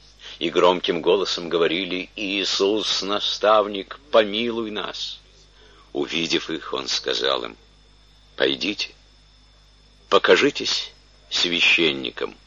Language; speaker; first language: Russian; native; Russian